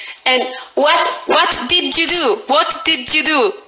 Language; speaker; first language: English; non-native, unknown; Spanish